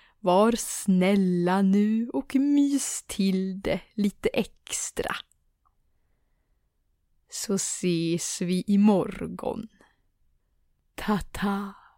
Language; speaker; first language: Swedish; native; Swedish